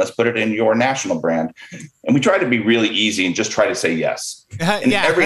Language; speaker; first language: English; native; English